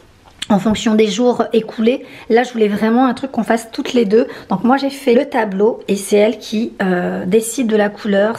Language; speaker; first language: French; native; French